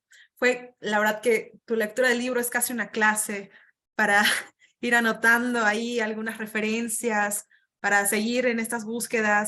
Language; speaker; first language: Spanish; native; Spanish